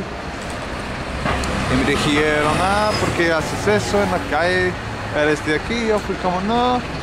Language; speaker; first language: Spanish; non-native, learner; English